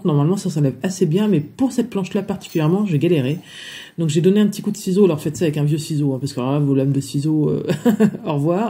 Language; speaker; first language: French; native; French